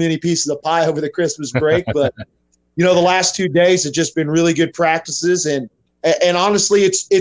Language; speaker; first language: English; native; English